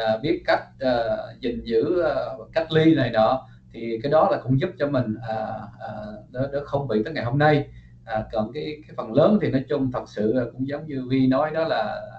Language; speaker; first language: Vietnamese; early bilingual, heritage; Vietnamese